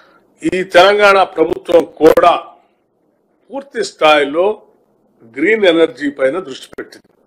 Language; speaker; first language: Telugu; native; Telugu